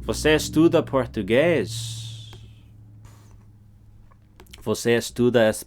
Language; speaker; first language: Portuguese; non-native, fluent; English